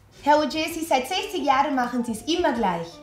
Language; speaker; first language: German; non-native, learner; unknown